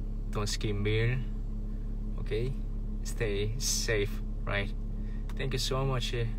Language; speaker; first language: English; non-native, learner; Korean